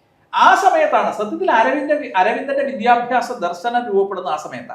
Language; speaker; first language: Malayalam; native; Malayalam